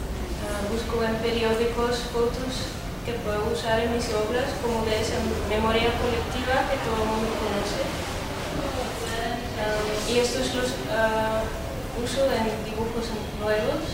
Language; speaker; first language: Spanish; non-native, fluent; Dutch